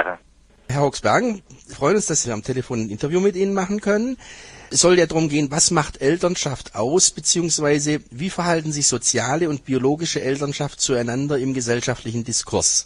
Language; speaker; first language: German; native; German